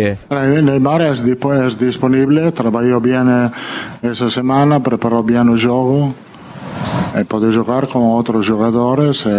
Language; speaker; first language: Portuguese; non-native, fluent; Italian